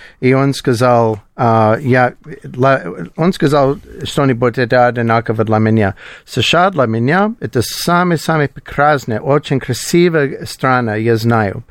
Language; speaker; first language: Russian; non-native, learner; English